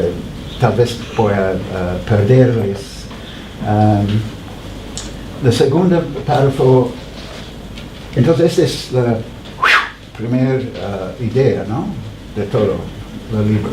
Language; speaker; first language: Spanish; non-native, fluent; English